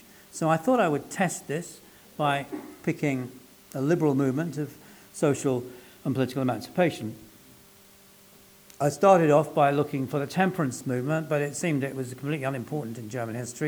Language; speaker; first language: English; native; English